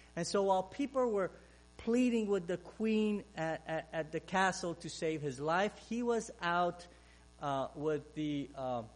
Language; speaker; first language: English; non-native, fluent; Romanian